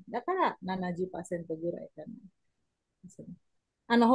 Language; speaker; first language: Japanese; non-native, learner; Indonesian